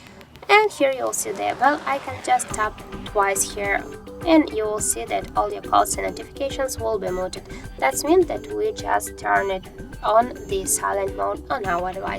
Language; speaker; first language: English; non-native, fluent; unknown